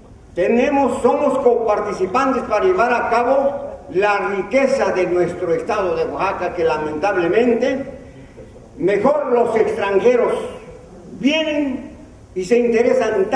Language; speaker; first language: Spanish; non-native, local second language; Zapotec